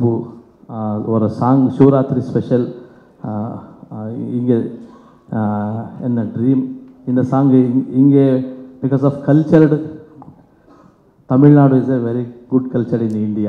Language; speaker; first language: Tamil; non-native, learner; Kannada